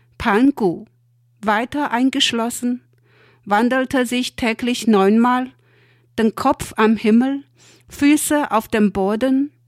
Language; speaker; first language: German; non-native, fluent; Chinese